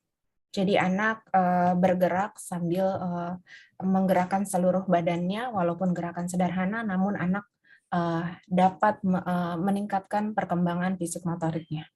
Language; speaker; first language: Indonesian; native; Indonesian